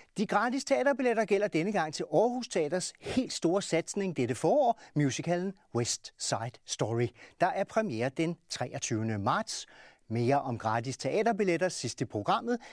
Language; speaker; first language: Danish; native; Danish